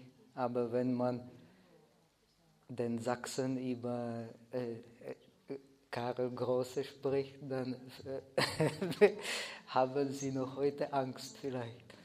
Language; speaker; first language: German; non-native, fluent; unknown